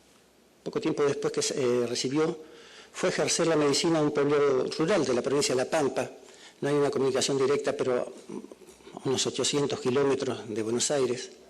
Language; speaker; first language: Spanish; native; Spanish